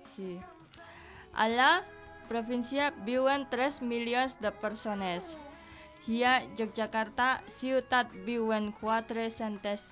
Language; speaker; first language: Catalan; non-native, learner; Indonesian